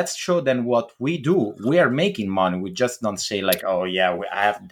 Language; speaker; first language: English; non-native, fluent; Italian